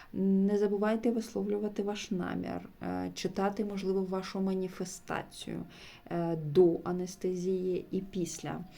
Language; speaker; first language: Ukrainian; non-native, local second language; Russian